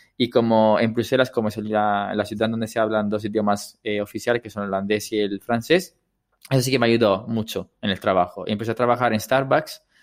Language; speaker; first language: Spanish; non-native, fluent; Italian